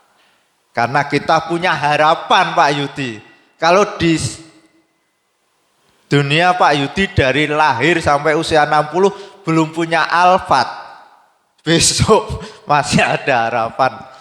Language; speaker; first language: Indonesian; native; Indonesian